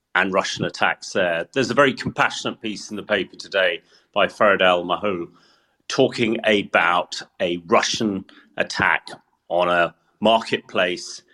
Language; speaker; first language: English; native; English